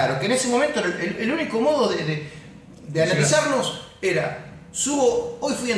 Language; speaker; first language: Spanish; native; Spanish